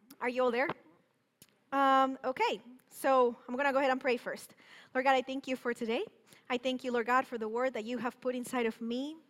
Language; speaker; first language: English; non-native, fluent; Spanish